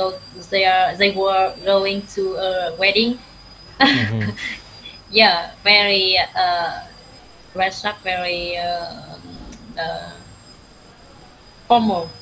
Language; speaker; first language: English; non-native, learner; Vietnamese